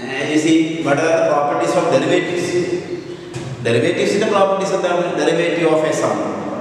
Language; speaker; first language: English; non-native, local second language; Malayalam